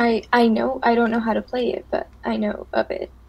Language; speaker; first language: English; native; English